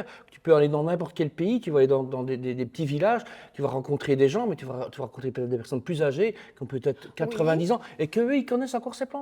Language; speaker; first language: French; native; French